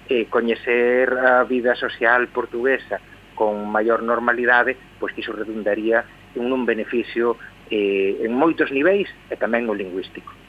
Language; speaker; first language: Galician; native; Galician